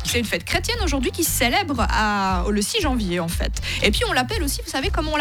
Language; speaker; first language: French; native; French